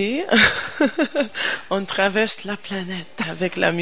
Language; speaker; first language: French; non-native, learner; English